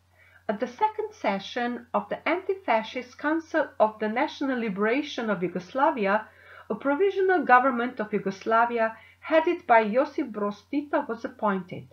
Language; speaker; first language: English; non-native, fluent; Slovenian